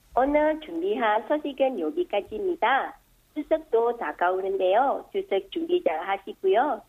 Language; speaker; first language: Korean; non-native, fluent; Indonesian